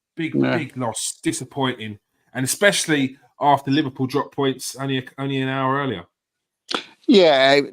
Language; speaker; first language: English; native; English